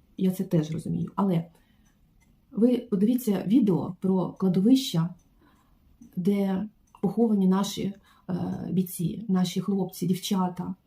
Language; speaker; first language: Ukrainian; non-native, local second language; Russian